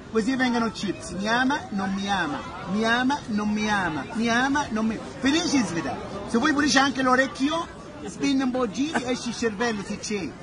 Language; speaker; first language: Italian; non-native, learner; Bambara